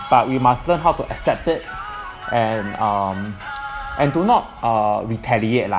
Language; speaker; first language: English; non-native, local second language; Chinese